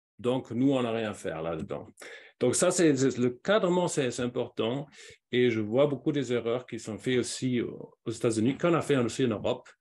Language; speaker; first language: French; non-native, fluent; German